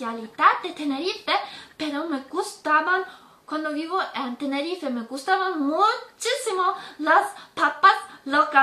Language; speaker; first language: Spanish; non-native, learner; German